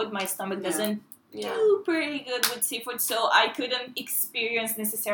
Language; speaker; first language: English; non-native, fluent; Romanian